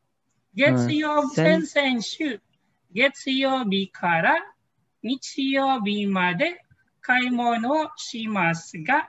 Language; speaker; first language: Japanese; non-native, fluent; Filipino